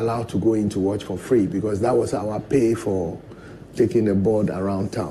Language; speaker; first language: English; non-native, local second language; Ewe